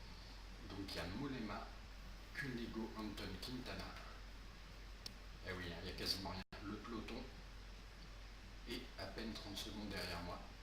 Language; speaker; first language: French; native; French